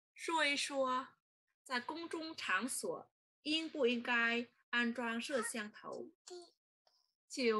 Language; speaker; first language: Chinese; non-native, fluent; Vietnamese